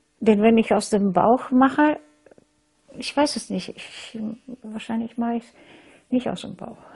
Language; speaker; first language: German; non-native, fluent; Russian